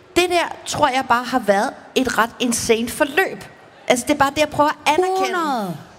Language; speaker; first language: Danish; native; Danish